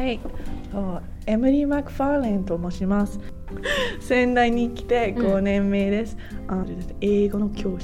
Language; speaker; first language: Japanese; non-native, learner; English